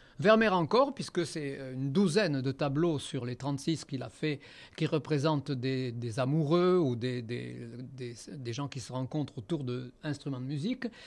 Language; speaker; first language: French; native; French